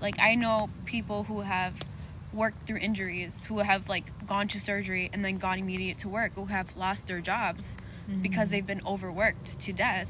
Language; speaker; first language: English; native; English